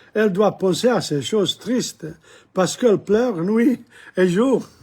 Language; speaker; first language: French; non-native, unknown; English